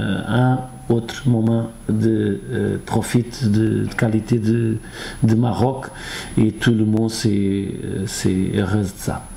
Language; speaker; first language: French; non-native, fluent; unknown